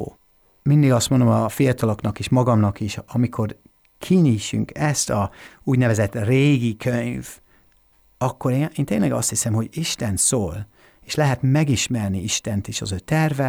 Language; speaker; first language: Hungarian; non-native, fluent; English